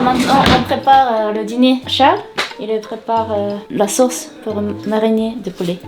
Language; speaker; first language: French; non-native, learner; Japanese